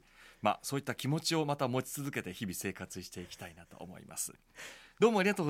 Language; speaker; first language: Japanese; native; Japanese